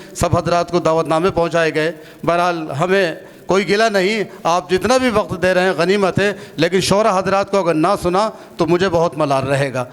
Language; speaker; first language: Hindi; native; Hindi